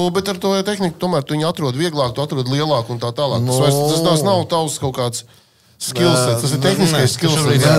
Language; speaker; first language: Latvian; native; Latvian